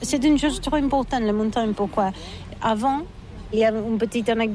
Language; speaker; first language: French; non-native, learner; Catalan